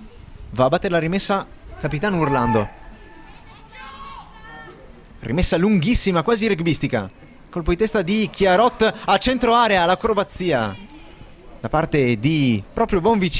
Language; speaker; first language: Italian; native; Italian